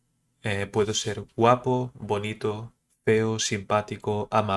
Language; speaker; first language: Spanish; early bilingual, other home language; Portuguese